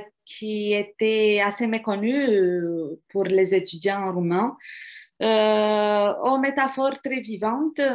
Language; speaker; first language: French; non-native, fluent; Romanian